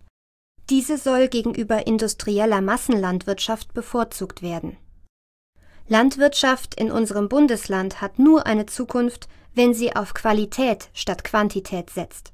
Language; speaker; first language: German; native; German